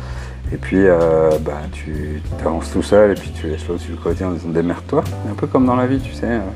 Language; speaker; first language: French; native; French